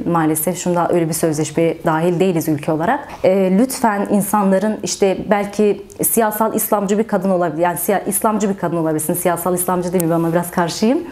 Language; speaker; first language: Turkish; native; Turkish